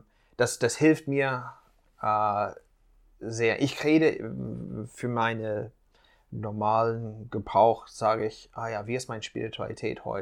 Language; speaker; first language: German; non-native, fluent; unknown